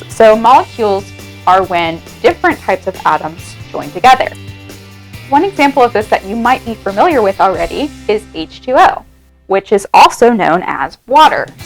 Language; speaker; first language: English; native; English